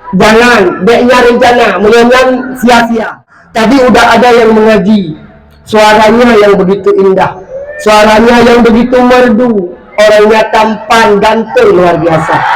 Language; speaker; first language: Malay; non-native, local second language; Achinese